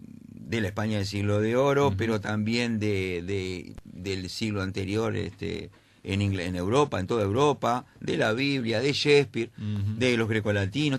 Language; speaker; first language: Spanish; native; Spanish